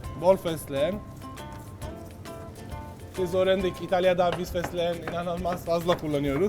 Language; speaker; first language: Turkish; non-native, fluent; Italian